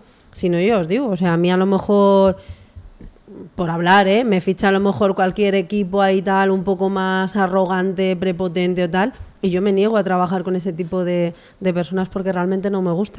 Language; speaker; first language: Spanish; native; Spanish